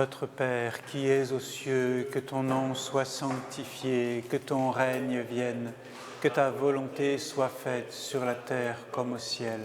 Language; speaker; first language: French; native; French